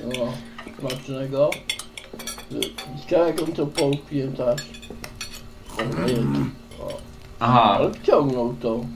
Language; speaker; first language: Polish; native; Polish